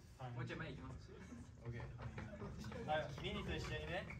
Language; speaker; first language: Japanese; native; Japanese